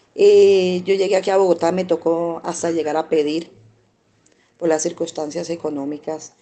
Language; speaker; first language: Spanish; native; Spanish